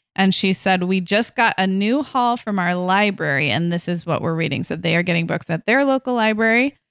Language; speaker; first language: English; native; English